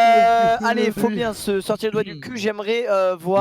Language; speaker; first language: French; native; French